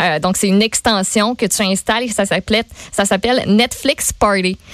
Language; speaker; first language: French; native; French